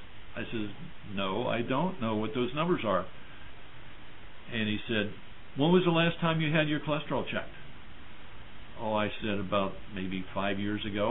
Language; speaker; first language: English; native; English